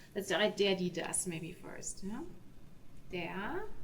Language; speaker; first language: German; non-native, fluent; English